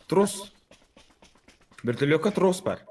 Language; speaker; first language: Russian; non-native, local second language; Yakut